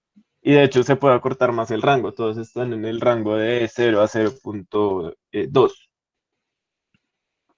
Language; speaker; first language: Spanish; native; Spanish